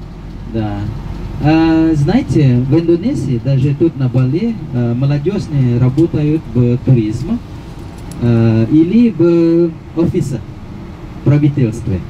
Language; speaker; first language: Russian; non-native, learner; Indonesian